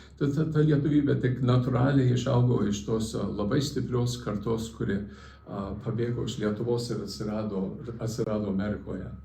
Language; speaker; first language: Lithuanian; early bilingual, heritage; Lithuanian